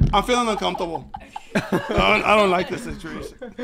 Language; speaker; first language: English; early bilingual, other home language; Spanish